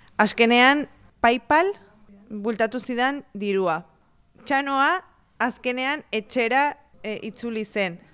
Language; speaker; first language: Basque; non-native, local second language; Spanish